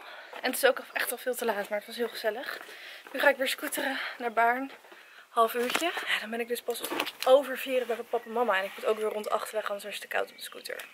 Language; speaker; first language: Dutch; native; Dutch